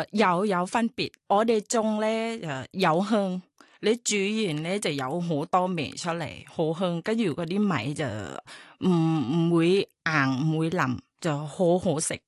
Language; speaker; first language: Cantonese; non-native, learner; Thai